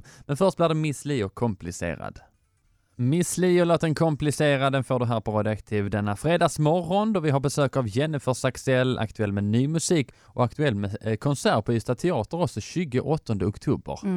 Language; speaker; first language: Swedish; native; Swedish